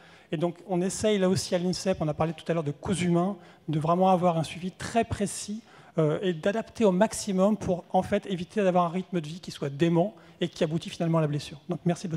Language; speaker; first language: French; native; French